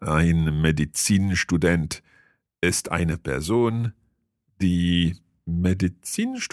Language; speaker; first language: German; non-native, fluent; English